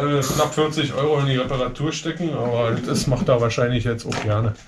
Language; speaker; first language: German; native; German